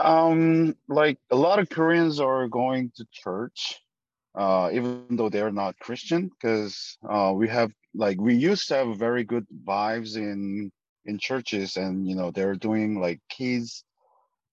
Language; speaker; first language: English; non-native, fluent; Korean